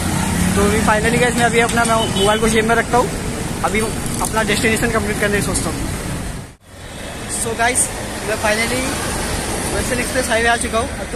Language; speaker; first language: Hindi; native; Hindi